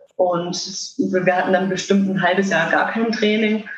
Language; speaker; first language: German; native; German